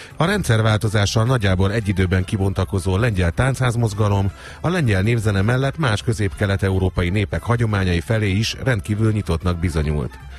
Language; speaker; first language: Hungarian; native; Hungarian